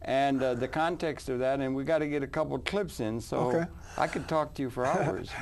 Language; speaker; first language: English; native; English